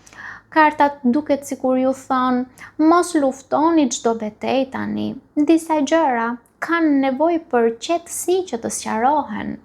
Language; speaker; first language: Albanian; native; Albanian